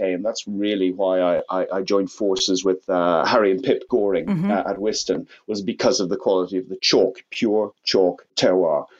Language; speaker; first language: English; native; English